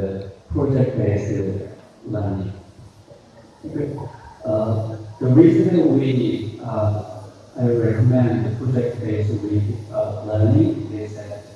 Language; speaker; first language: English; non-native, fluent; Korean